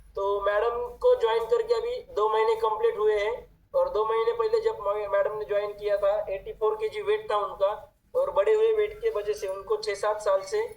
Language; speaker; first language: Hindi; non-native, local second language; Marathi